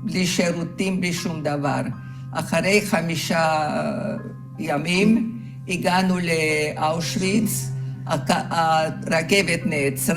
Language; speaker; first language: Hebrew; early bilingual, other home language; Hungarian